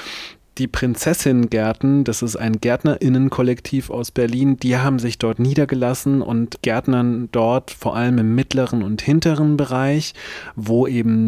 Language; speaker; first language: German; native; German